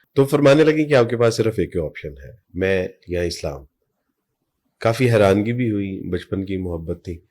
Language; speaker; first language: Urdu; native; Urdu